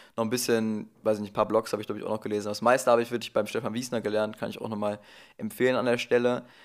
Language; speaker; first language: German; native; German